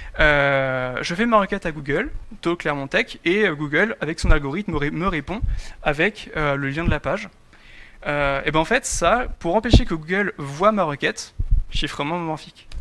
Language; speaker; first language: French; native; French